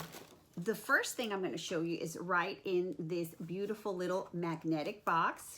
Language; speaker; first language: English; native; English